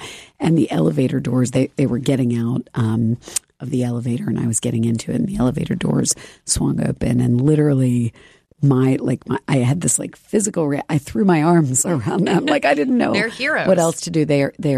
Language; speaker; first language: English; native; English